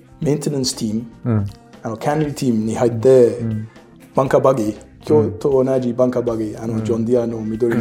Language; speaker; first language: Japanese; non-native, learner; English